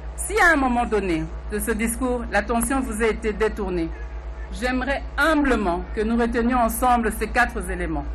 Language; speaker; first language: French; non-native, local second language; Lingala